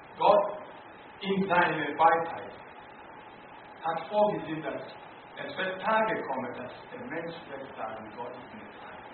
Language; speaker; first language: German; non-native, learner; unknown